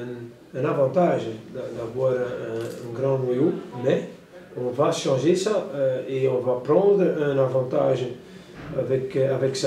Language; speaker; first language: French; non-native, local second language; Dutch